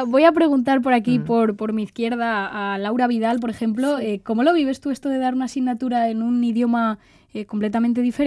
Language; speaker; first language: Spanish; native; Spanish